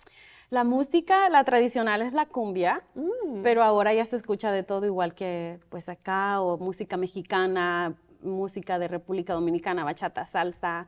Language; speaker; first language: Spanish; early bilingual, other home language; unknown